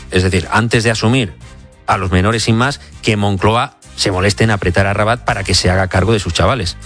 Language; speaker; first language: Spanish; native; Spanish